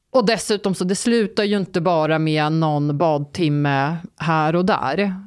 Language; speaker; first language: Swedish; early bilingual, other home language; Turkish